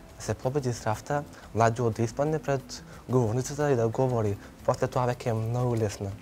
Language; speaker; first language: Macedonian; non-native, local second language; Turkish